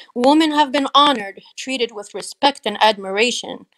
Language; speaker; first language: English; native; English